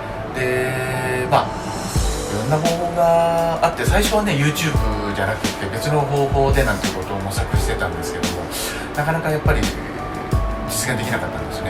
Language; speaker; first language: Japanese; native; Japanese